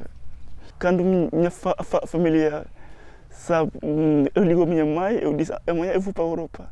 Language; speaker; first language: Portuguese; non-native, learner; Wolof